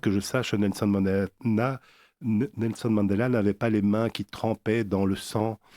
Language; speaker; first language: French; native; French